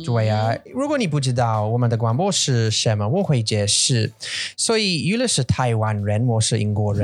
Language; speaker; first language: Chinese; non-native, learner; English